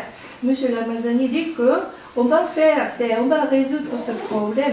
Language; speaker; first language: French; non-native, learner; Japanese